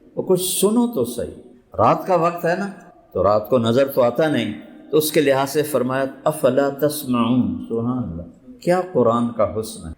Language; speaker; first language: Urdu; non-native, local second language; Punjabi